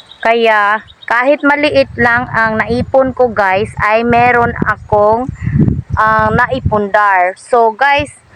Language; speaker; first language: Filipino; non-native, local second language; Cebuano